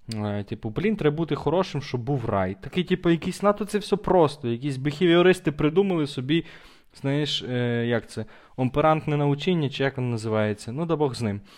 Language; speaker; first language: Ukrainian; native; Ukrainian